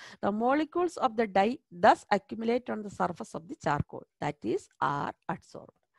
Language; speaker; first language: English; non-native, local second language; Malayalam